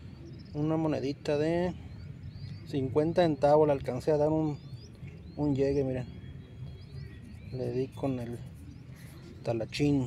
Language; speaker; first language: Spanish; native; Spanish